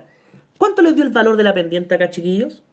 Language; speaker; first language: Spanish; native; Spanish